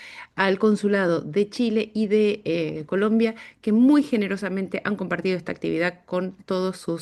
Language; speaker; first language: Spanish; native; Spanish